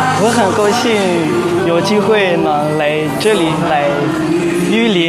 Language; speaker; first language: Chinese; non-native, learner; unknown